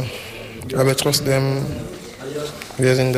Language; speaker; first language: German; non-native, fluent; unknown